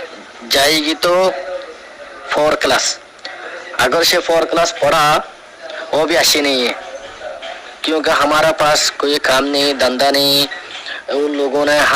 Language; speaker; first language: Hindi; non-native, learner; Rohingya